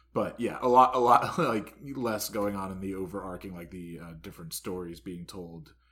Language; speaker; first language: English; native; English